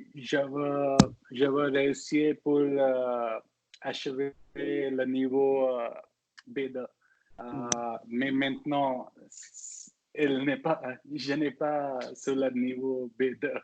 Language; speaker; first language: French; non-native, learner; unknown